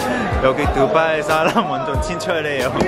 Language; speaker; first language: Korean; non-native, learner; Cantonese